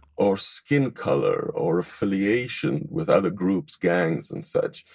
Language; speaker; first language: English; non-native, fluent; Hebrew